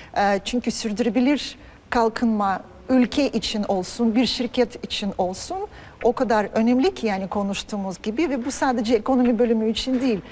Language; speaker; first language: Turkish; non-native, fluent; Russian